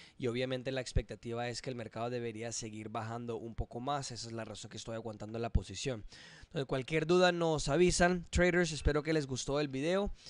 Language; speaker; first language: Spanish; early bilingual, heritage; English